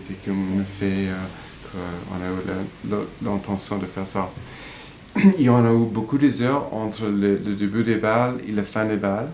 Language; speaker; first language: French; non-native, fluent; English